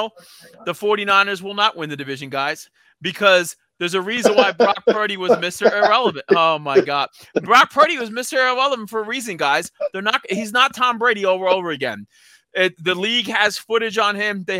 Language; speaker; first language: English; native; English